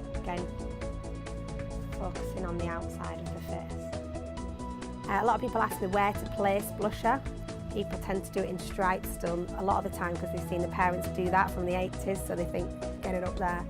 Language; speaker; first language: English; native; English